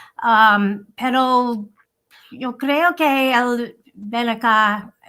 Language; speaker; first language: Spanish; non-native, learner; English